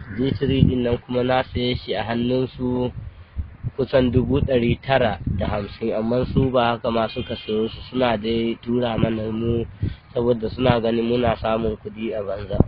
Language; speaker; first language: Hausa; non-native, local second language; Fula